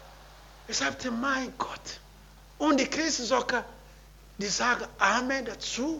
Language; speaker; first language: German; non-native, learner; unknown